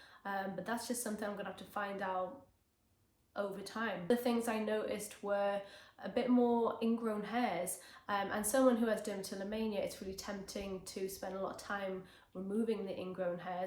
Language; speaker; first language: English; native; English